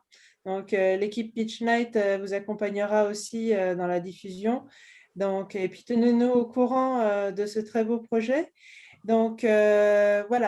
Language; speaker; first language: French; native; French